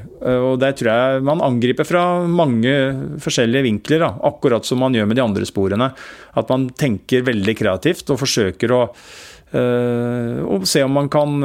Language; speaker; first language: Norwegian; native; Norwegian